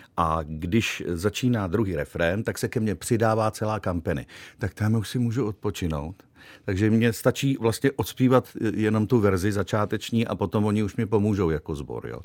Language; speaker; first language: Czech; native; Czech